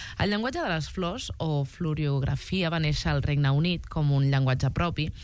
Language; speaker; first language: Catalan; native; Catalan